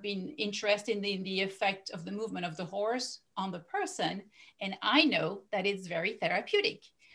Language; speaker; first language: English; non-native, fluent; French